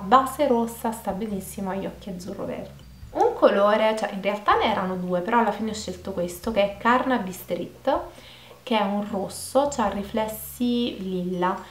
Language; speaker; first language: Italian; native; Italian